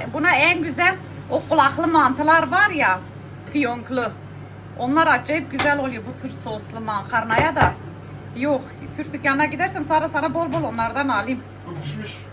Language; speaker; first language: Turkish; early bilingual, heritage; Turkish